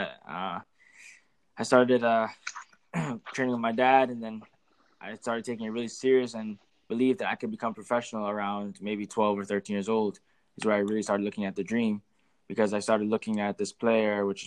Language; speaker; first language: English; native; English